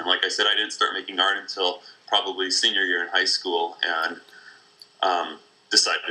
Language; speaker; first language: English; native; English